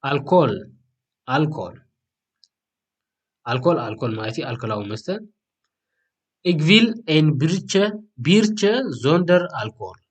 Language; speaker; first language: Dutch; non-native, fluent; Tigrinya